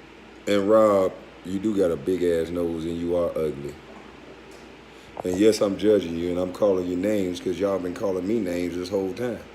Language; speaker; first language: English; native; English